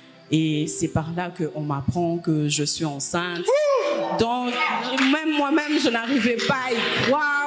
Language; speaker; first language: French; non-native, local second language; Lingala